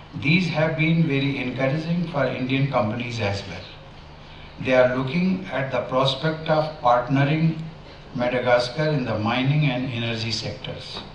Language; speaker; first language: English; non-native, local second language; Hindi